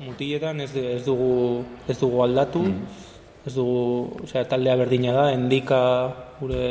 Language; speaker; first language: Basque; non-native, local second language; Spanish